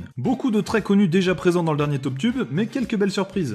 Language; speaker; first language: French; native; French